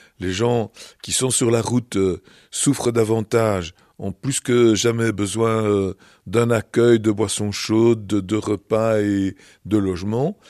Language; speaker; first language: French; native; French